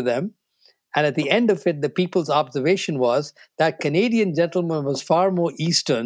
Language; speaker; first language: English; non-native, local second language; Tamil